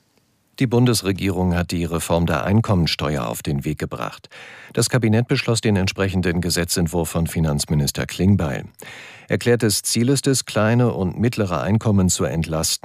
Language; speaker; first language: German; native; German